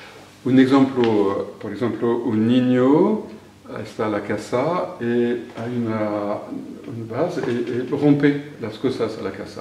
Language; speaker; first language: Spanish; non-native, fluent; French